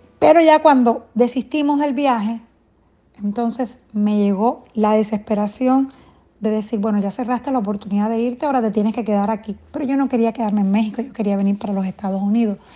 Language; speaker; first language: Spanish; native; Spanish